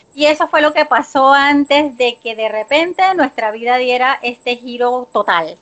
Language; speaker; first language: Spanish; native; Spanish